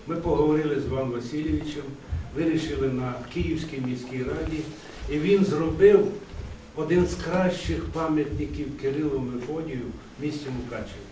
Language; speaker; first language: Ukrainian; native; Ukrainian